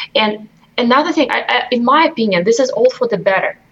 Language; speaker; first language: English; non-native, fluent; Russian